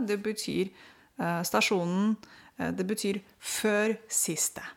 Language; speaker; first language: Norwegian; non-native, fluent; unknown